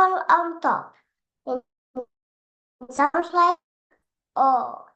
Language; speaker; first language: English; non-native, learner; Indonesian